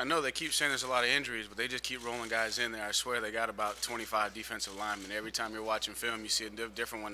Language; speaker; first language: English; native; English